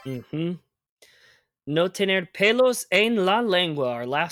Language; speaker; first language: Spanish; non-native, fluent; English